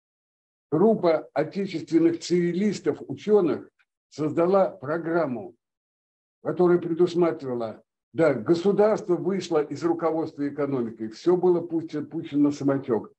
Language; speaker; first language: Russian; native; Russian